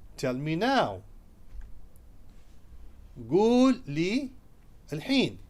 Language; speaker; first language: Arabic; non-native, fluent; Urdu